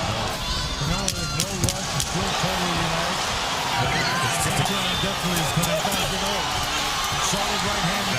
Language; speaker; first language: English; native; English